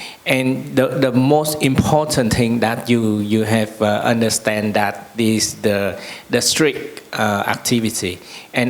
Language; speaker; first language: English; non-native, learner; Vietnamese